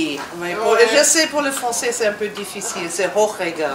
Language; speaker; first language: French; non-native, learner; German